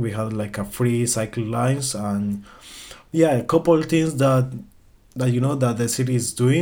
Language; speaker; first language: English; non-native, learner; Spanish